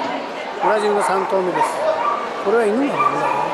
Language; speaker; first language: Japanese; native; Japanese